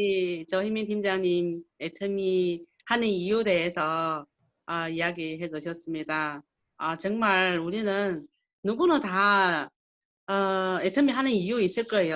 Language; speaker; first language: Korean; non-native, learner; Chinese